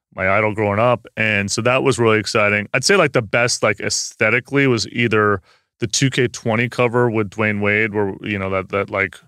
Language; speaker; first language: English; early bilingual, other home language; Hindi